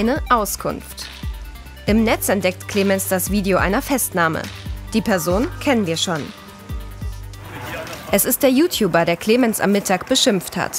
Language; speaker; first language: German; native; German